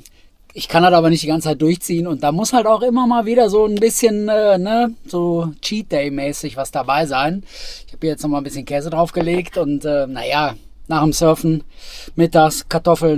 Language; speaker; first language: German; native; German